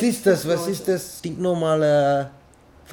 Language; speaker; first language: German; non-native, fluent; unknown